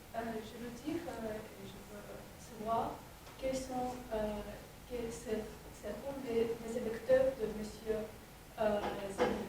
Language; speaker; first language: French; non-native, learner; Russian